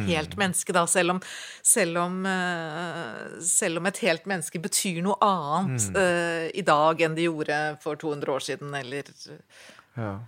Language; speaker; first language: Norwegian; native; Norwegian